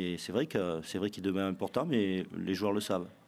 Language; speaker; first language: French; native; French